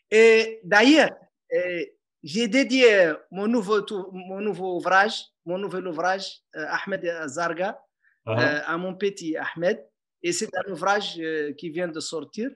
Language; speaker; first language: French; non-native, local second language; Arabic